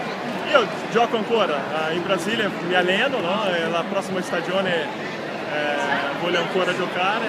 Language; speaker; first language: Italian; non-native, learner; Portuguese